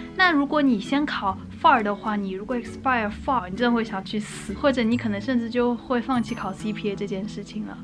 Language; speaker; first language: Chinese; native; Chinese